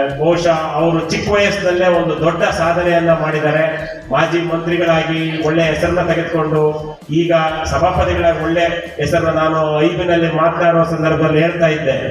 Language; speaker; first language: Kannada; native; Kannada